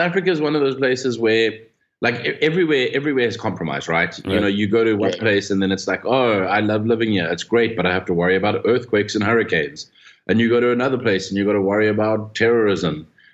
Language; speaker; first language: English; native; English